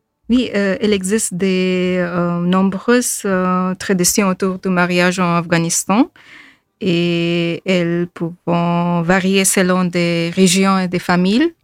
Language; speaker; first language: French; non-native, fluent; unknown